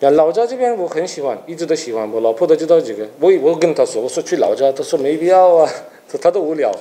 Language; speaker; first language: Chinese; non-native, fluent; Turkish